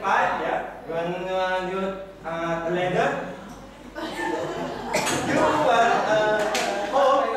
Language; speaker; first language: English; non-native, learner; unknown